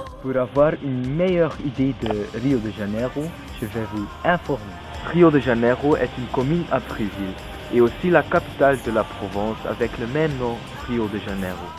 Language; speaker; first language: French; non-native, learner; Dutch